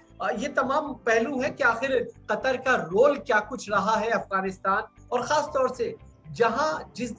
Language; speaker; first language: Hindi; native; Hindi